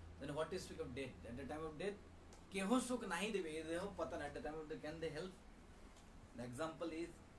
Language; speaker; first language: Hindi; non-native, local second language; Bangla